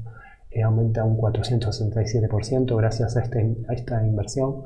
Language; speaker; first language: Spanish; native; Spanish